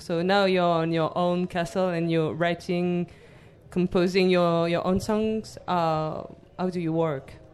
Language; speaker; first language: English; non-native, fluent; French